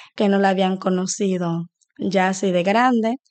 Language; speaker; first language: Spanish; native; Spanish